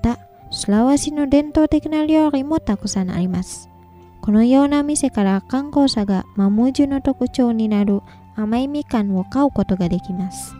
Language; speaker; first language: Japanese; non-native, fluent; Indonesian